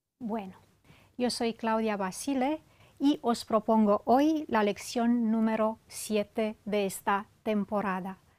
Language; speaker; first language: Spanish; non-native, fluent; Romanian